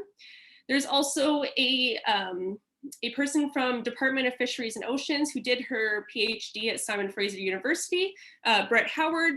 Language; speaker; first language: English; native; English